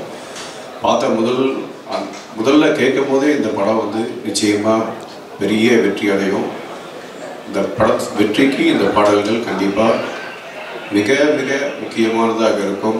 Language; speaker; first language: Tamil; native; Tamil